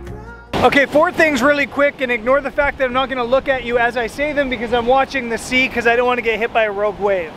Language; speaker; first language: English; native; English